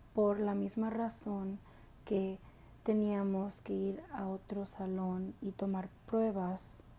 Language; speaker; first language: Spanish; early bilingual, heritage; Spanish